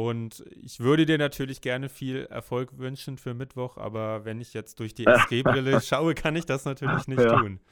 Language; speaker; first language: German; native; German